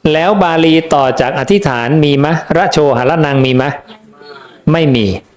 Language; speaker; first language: Thai; native; Thai